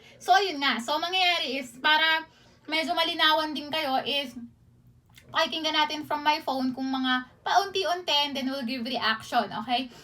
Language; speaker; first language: Filipino; native; Filipino